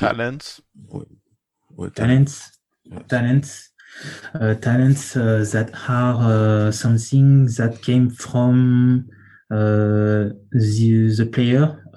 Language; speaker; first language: English; non-native, learner; French